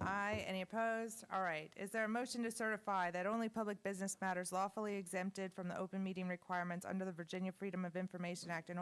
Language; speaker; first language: English; native; English